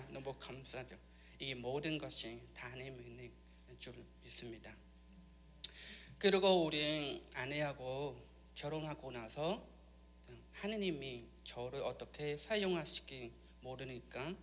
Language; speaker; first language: Korean; non-native, learner; Khmer